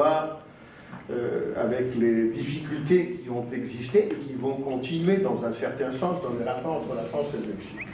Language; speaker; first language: French; non-native, fluent; Spanish